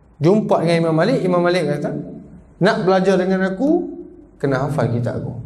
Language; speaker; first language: Malay; native; Malay